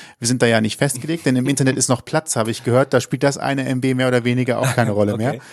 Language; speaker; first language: German; native; German